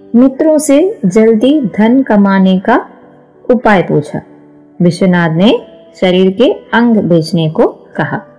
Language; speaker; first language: Hindi; non-native, local second language; Malayalam